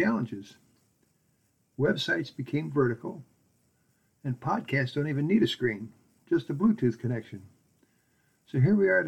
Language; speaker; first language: English; native; English